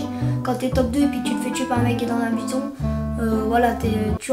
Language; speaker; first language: French; native; French